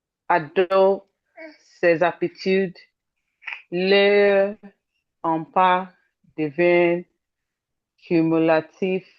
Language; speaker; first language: French; non-native, learner; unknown